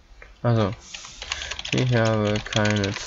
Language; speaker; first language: German; non-native, fluent; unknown